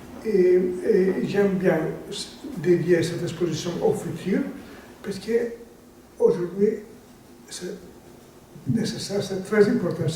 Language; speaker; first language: French; non-native, learner; Italian